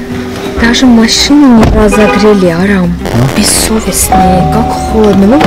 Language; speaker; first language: Russian; non-native, fluent; Armenian